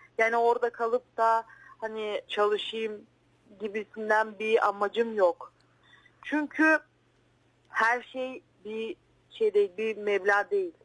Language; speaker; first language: Turkish; native; Turkish